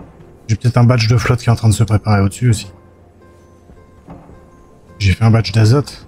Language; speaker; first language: French; native; French